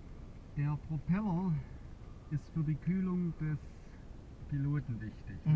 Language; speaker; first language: German; native; German